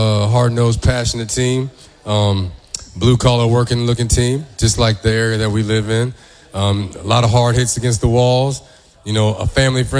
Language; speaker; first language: English; early bilingual, other home language; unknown